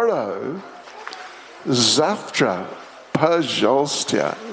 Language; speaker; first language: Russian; non-native, learner; English